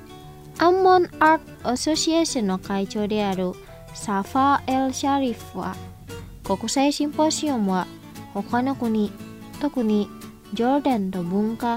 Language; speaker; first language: Japanese; non-native, fluent; Indonesian